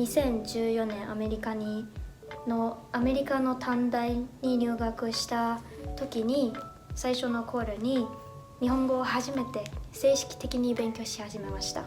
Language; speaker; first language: Japanese; non-native, fluent; Chinese